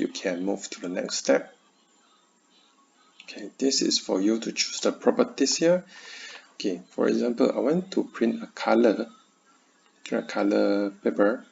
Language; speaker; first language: English; non-native, learner; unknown